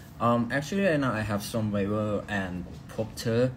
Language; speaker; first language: English; non-native, learner; Thai